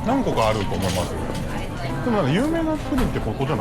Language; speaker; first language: Japanese; native; Japanese